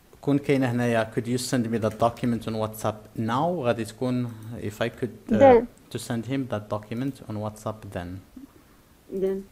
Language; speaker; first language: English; non-native, fluent; Arabic